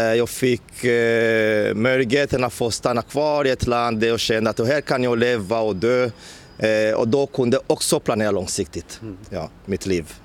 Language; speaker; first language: Swedish; non-native, fluent; Rundi